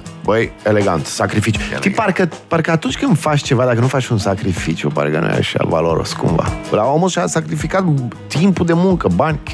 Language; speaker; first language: Romanian; native; Romanian